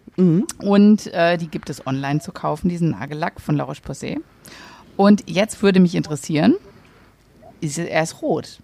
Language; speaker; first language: German; native; German